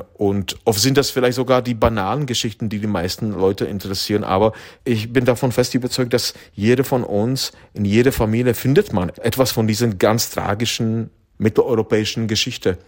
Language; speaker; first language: German; non-native, fluent; Czech